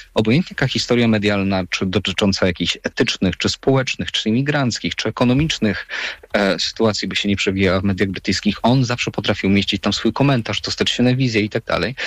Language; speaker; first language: Polish; native; Polish